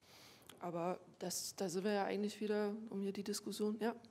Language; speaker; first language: German; native; German